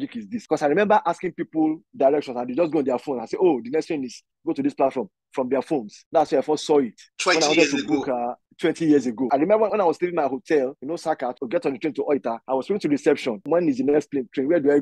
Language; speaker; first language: English; non-native, local second language; Yoruba